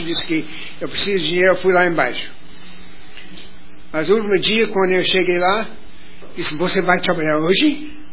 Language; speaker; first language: Portuguese; non-native, fluent; English